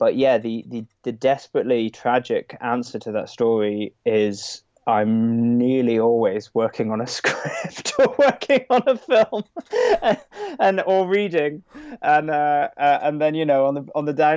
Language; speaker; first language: English; native; English